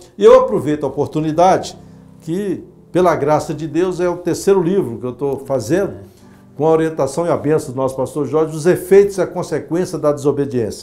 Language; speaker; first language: Portuguese; native; Portuguese